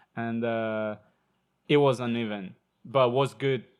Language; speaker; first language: English; non-native, learner; Ukrainian